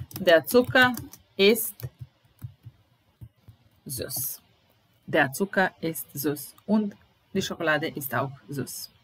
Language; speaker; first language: German; non-native, fluent; Serbian